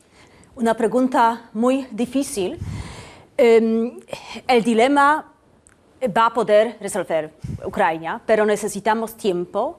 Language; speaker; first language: Spanish; non-native, fluent; Polish